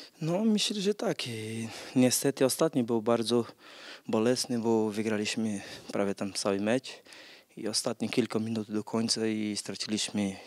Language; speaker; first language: Polish; non-native, learner; Portuguese